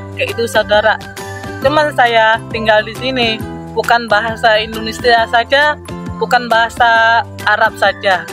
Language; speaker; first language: Indonesian; non-native, fluent; Western Cham